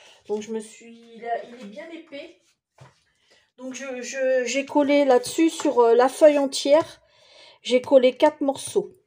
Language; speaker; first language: French; native; French